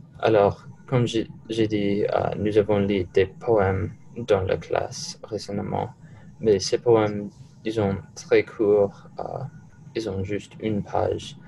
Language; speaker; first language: French; non-native, learner; English